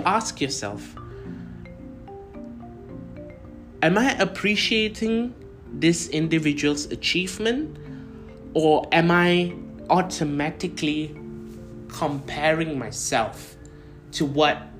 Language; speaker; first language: English; non-native, local second language; Tamil